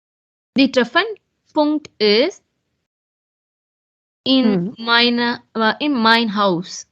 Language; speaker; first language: German; non-native, learner; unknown